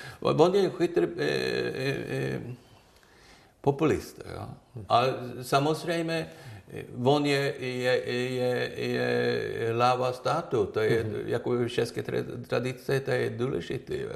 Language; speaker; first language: Czech; non-native, learner; Swedish